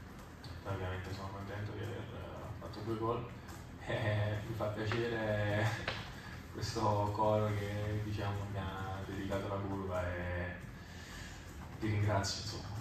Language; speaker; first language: Italian; native; Italian